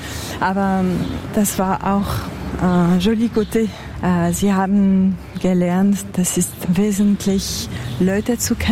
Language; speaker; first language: German; non-native, local second language; French